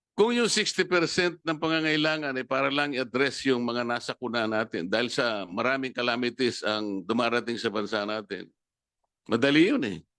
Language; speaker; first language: Filipino; non-native, local second language; Pampanga